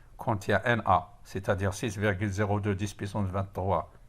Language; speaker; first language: French; non-native, local second language; Arabic